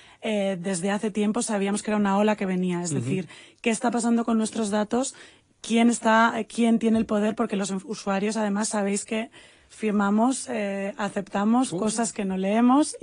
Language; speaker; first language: Spanish; native; Spanish